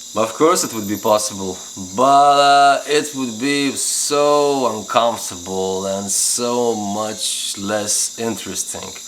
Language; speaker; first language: English; non-native, fluent; Lithuanian